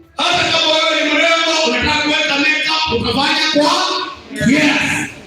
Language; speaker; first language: Swahili; non-native, local second language; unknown